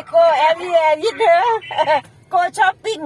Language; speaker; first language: English; non-native, learner; Thai